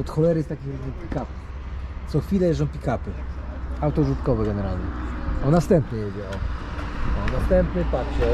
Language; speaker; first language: Polish; native; Polish